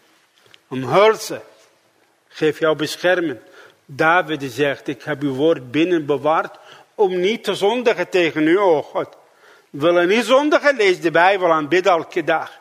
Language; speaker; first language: Dutch; non-native, fluent; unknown